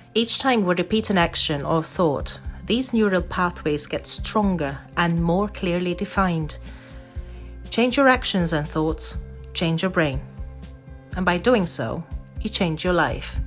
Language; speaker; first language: English; non-native, fluent; Maltese